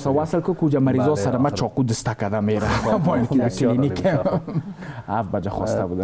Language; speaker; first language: Persian; native; Persian